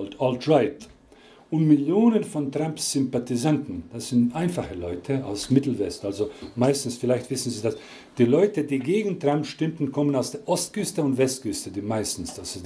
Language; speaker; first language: German; non-native, fluent; Croatian